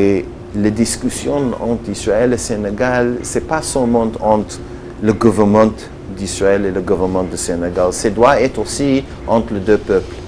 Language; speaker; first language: French; non-native, learner; Hebrew